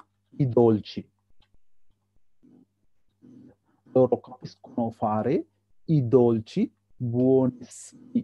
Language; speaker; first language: Italian; non-native, fluent; Sinhala